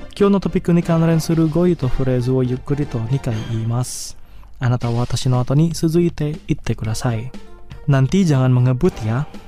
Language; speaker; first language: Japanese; non-native, fluent; Indonesian